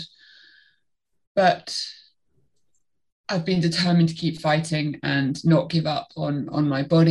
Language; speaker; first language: English; native; English